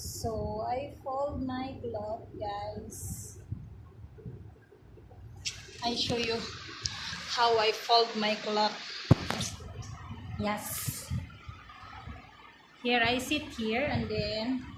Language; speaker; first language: English; non-native, learner; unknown